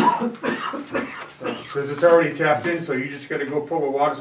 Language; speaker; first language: English; native; English